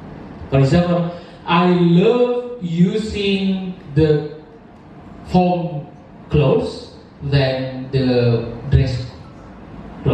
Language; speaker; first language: English; non-native, learner; Indonesian